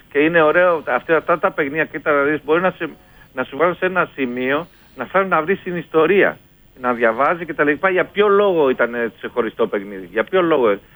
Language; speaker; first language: Greek; non-native, fluent; Spanish